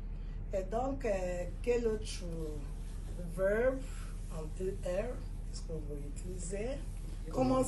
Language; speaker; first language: French; non-native, fluent; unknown